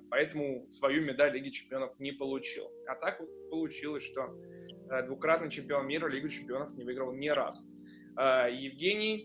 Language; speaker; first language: Russian; native; Russian